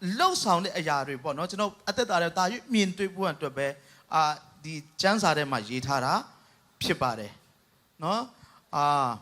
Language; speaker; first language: Burmese; non-native, local second language; Tedim Chin